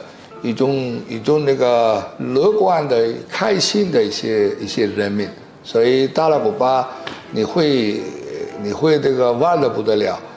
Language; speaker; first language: Chinese; non-native, fluent; Spanish